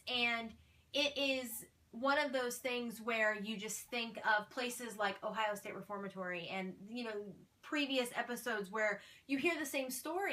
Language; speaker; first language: English; native; English